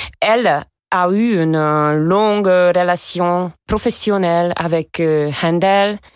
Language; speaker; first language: French; non-native, fluent; Hungarian